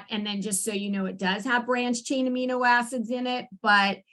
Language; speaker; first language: English; native; English